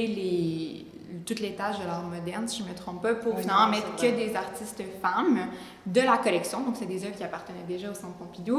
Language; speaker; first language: French; native; French